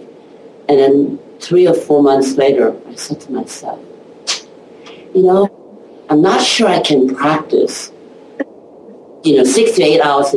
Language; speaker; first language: English; non-native, local second language; Cantonese